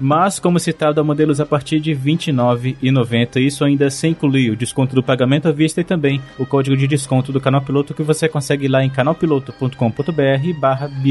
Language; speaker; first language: Portuguese; native; Portuguese